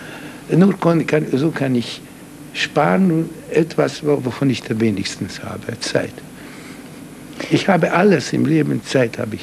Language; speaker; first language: German; non-native, fluent; Hungarian